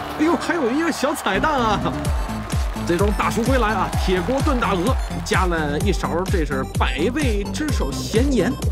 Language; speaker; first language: Chinese; native; Chinese